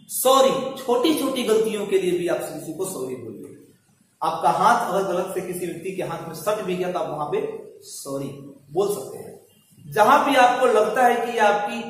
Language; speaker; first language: Hindi; native; Hindi